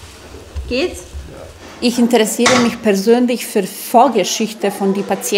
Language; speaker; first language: German; non-native, fluent; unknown